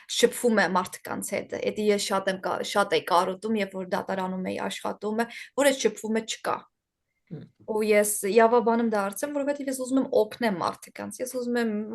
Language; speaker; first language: Armenian; early bilingual, heritage; Armenian